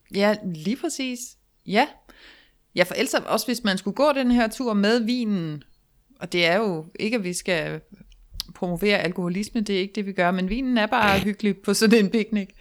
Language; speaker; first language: Danish; native; Danish